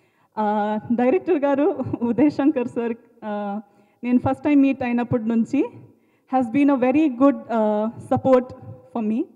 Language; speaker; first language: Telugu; non-native, learner; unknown